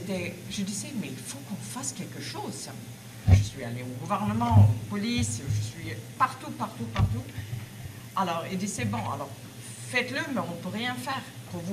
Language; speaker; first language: French; non-native, fluent; Swedish